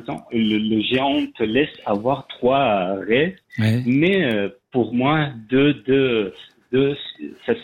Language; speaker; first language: French; non-native, learner; Persian